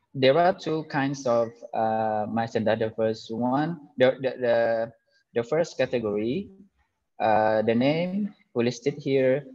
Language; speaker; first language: English; non-native, fluent; Indonesian